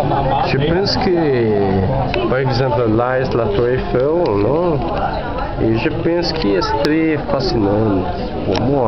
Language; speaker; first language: French; non-native, learner; Portuguese